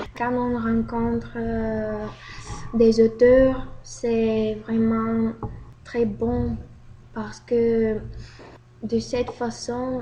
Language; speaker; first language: French; non-native, learner; Bulgarian